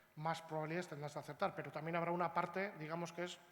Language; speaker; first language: Spanish; native; Spanish